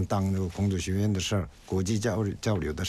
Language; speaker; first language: Chinese; non-native, fluent; Korean